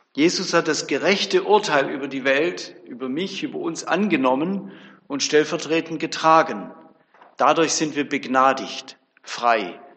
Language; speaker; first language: German; native; German